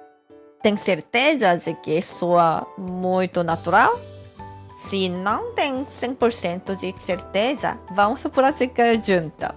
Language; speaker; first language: Portuguese; non-native, fluent; Korean